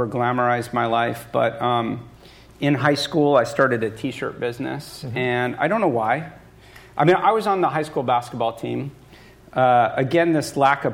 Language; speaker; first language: English; native; English